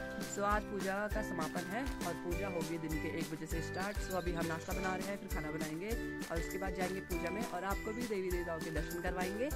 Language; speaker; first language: Hindi; native; Hindi